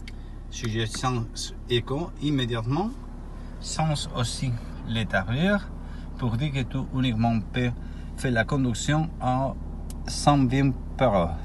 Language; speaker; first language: French; non-native, learner; Spanish